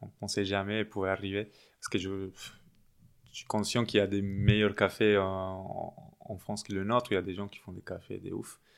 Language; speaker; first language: French; non-native, fluent; Spanish